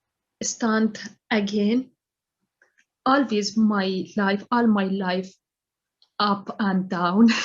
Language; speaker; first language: English; non-native, learner; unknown